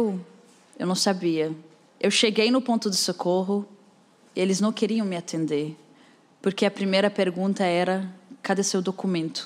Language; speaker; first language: Portuguese; non-native, fluent; Arabic